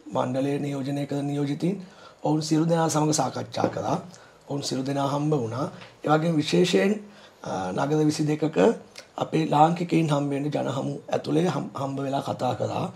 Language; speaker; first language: Sinhala; native; Sinhala